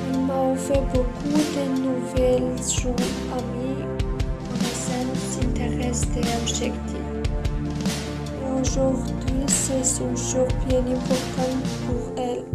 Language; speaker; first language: French; non-native, learner; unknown